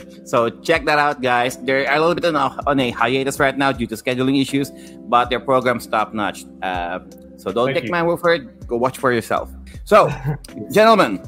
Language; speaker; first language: English; non-native, local second language; Filipino